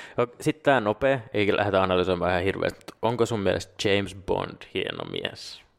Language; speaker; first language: Finnish; native; Finnish